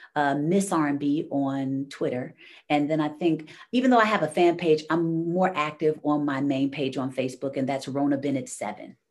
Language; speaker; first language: English; native; English